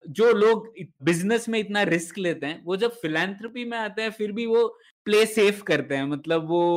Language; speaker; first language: Hindi; native; Hindi